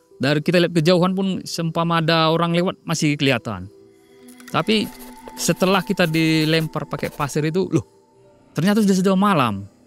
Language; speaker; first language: Indonesian; non-native, local second language; Batak Toba